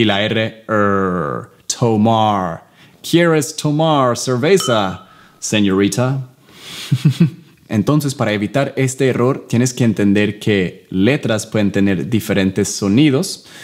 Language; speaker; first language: Spanish; non-native, fluent; English